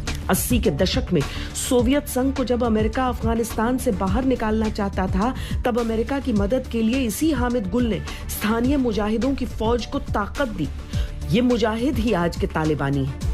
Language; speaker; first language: Hindi; native; Hindi